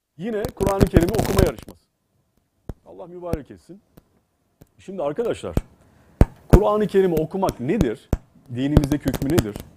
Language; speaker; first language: Turkish; native; Turkish